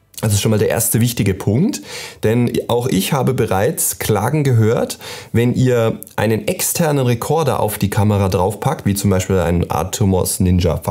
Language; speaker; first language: German; native; German